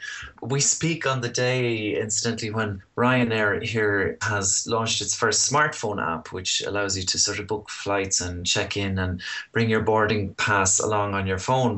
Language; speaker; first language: English; native; English